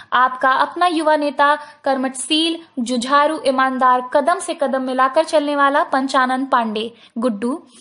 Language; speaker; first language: Hindi; native; Hindi